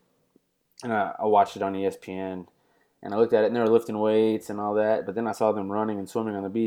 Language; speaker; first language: English; native; English